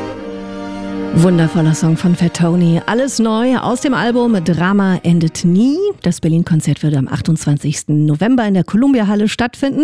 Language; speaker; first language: German; native; German